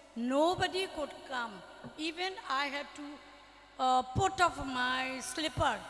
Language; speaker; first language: English; non-native, fluent; Burmese